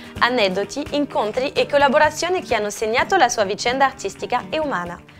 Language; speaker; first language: Italian; native; Italian